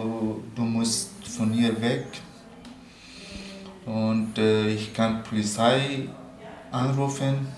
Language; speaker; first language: German; non-native, learner; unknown